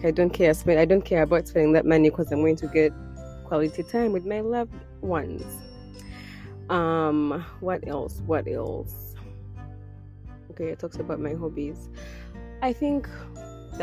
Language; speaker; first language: English; non-native, local second language; Ganda